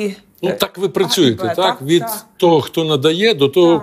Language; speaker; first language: Ukrainian; native; Ukrainian